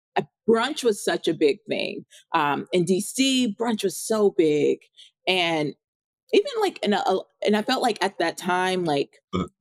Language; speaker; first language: English; native; English